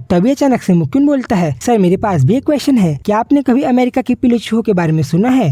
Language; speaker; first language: Hindi; native; Hindi